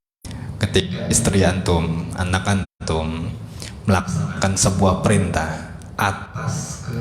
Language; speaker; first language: Indonesian; native; Indonesian